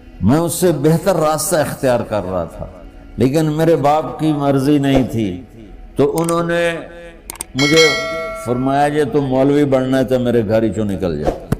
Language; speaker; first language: Urdu; non-native, local second language; Punjabi